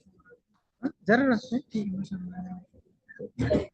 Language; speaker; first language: Hindi; native; Hindi